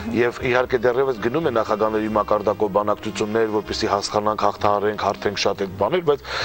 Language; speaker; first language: Armenian; native; Armenian